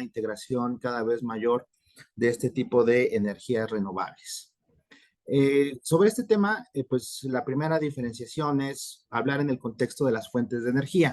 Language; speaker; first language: Spanish; native; Spanish